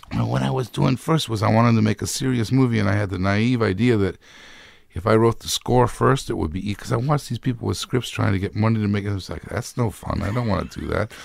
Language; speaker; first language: English; native; English